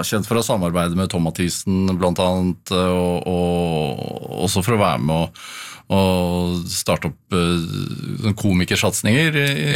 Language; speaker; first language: Norwegian; native; Norwegian